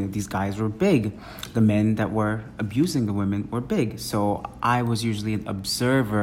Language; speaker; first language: English; non-native, local second language; Hindi